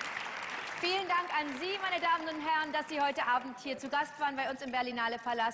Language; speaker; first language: German; native; German